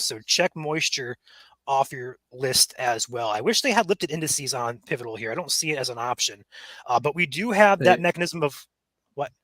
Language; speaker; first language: English; native; English